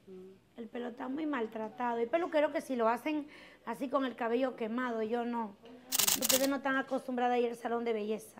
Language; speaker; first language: Spanish; native; Spanish